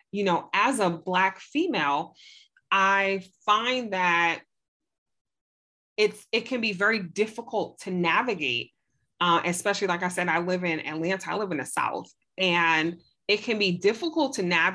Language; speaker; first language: English; native; English